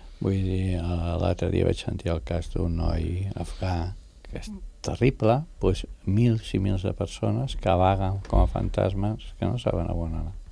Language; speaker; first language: Catalan; native; Catalan